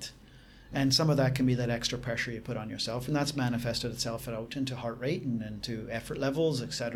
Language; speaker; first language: English; native; English